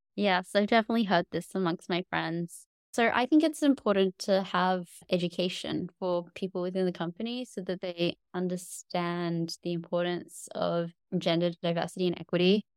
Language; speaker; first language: English; native; English